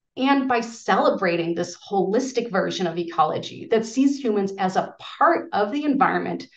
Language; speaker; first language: English; native; English